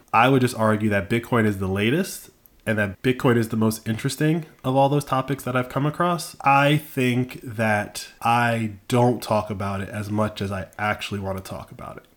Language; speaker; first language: English; native; English